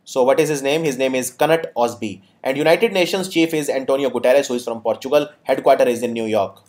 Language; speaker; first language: English; non-native, local second language; Hindi